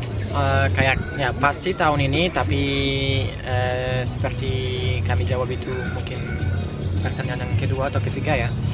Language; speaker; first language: Indonesian; non-native, fluent; French